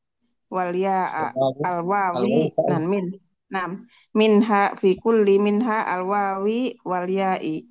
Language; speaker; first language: Arabic; non-native, learner; Indonesian